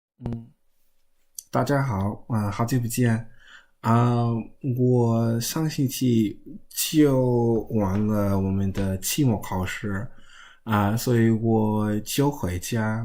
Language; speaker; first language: Chinese; non-native, learner; English